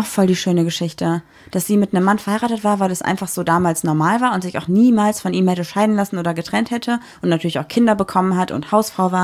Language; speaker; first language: German; native; German